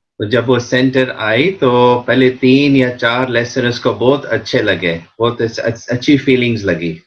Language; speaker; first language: Hindi; native; Hindi